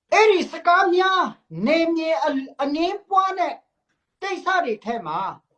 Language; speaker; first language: Burmese; non-native, local second language; Hakha Chin